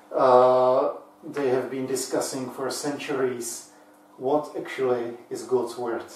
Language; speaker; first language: English; non-native, fluent; Czech